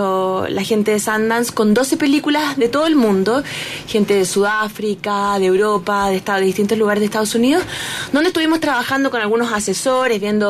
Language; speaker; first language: Spanish; native; Spanish